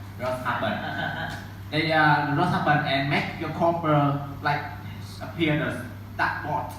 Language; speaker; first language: English; non-native, learner; Vietnamese